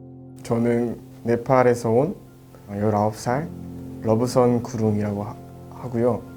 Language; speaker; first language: Korean; early bilingual, other home language; Nepali